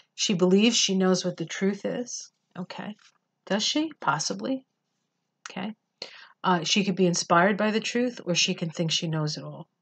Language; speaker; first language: English; native; English